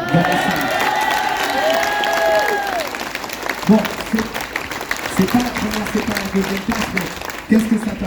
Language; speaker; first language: French; native; French